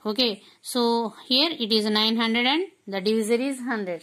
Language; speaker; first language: English; non-native, local second language; Telugu